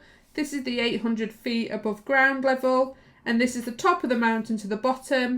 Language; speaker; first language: English; native; English